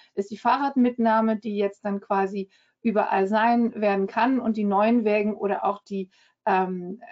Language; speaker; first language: German; early bilingual, heritage; German